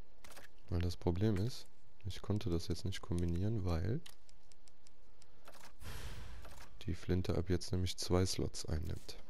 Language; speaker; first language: German; native; German